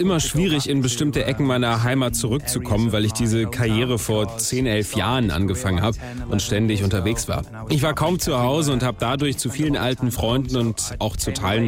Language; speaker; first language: German; non-native, fluent; English